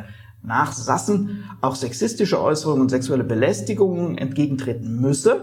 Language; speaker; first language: German; native; German